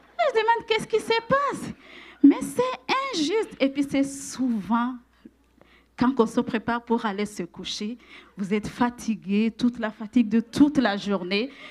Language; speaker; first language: French; non-native, local second language; Rundi